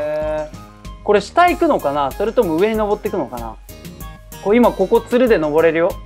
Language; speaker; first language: Japanese; native; Japanese